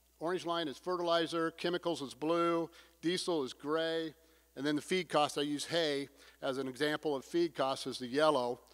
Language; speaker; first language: English; native; English